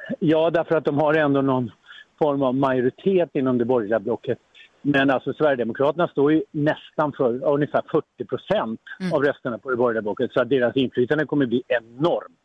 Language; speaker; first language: Swedish; native; Swedish